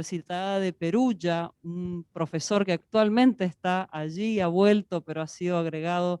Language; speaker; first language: Spanish; native; Spanish